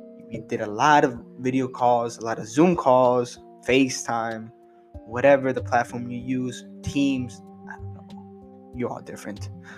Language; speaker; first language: English; native; English